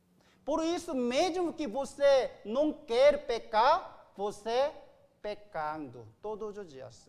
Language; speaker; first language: Portuguese; non-native, learner; Korean